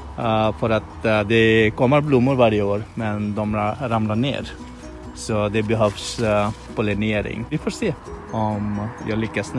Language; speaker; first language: Swedish; non-native, fluent; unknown